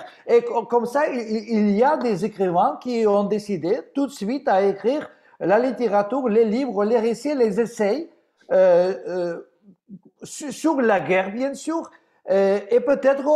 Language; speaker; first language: French; non-native, fluent; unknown